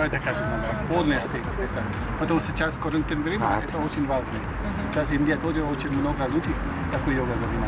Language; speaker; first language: Russian; non-native, learner; Hindi